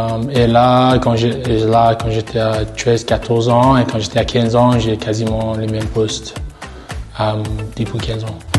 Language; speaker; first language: French; non-native, learner; English